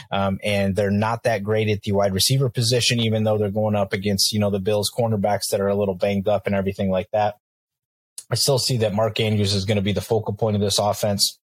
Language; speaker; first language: English; native; English